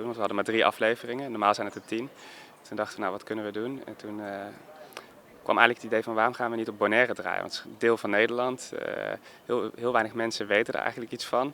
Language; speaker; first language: Dutch; native; Dutch